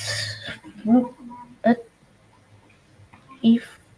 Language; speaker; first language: English; non-native, learner; Vietnamese